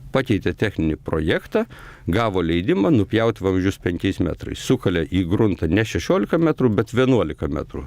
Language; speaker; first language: Lithuanian; native; Lithuanian